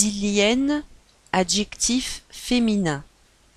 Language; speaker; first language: French; non-native, learner; Portuguese